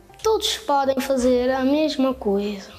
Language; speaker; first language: Portuguese; non-native, local second language; Kabuverdianu